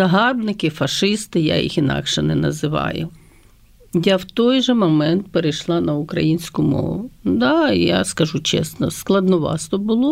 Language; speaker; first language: Ukrainian; native; Ukrainian